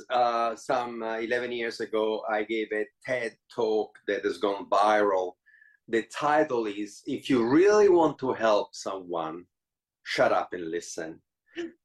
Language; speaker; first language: English; non-native, fluent; Italian